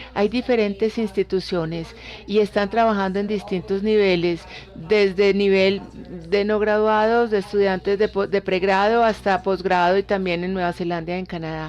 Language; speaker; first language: Spanish; non-native, fluent; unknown